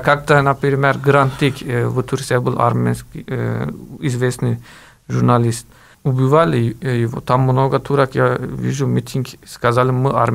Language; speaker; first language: Russian; non-native, learner; Turkish